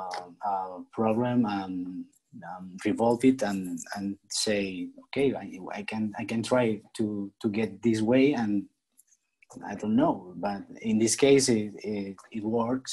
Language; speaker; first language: English; non-native, learner; Spanish